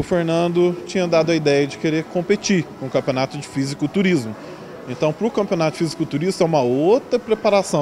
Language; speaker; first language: Portuguese; native; Portuguese